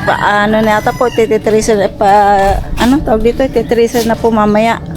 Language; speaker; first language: Filipino; non-native, local second language; Masbatenyo